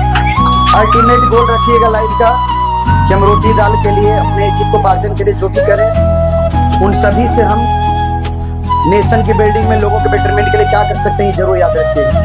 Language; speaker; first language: Hindi; native; Hindi